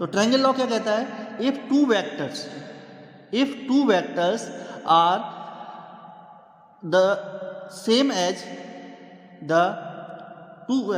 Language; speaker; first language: Hindi; native; Hindi